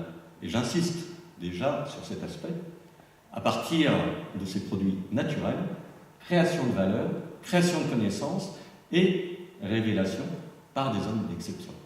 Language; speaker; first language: French; native; French